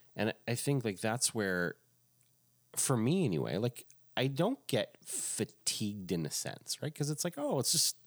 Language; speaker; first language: English; native; English